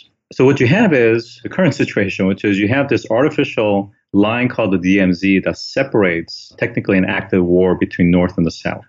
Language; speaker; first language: English; early bilingual, other home language; Korean